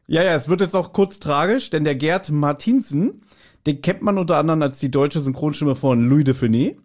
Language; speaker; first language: German; native; German